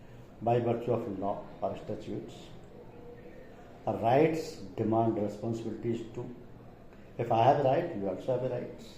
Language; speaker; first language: English; non-native, local second language; Hindi